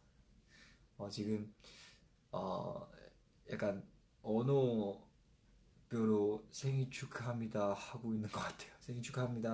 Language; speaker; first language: Korean; non-native, fluent; Chinese